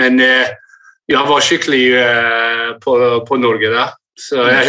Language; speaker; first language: Norwegian; early bilingual, heritage; English